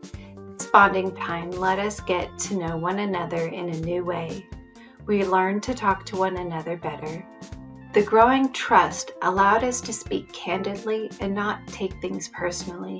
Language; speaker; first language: English; native; English